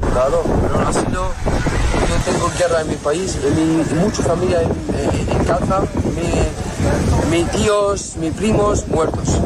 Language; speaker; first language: Spanish; non-native, learner; Arabic